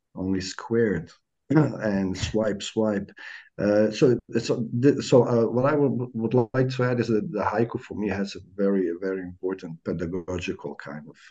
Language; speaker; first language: English; non-native, fluent; Croatian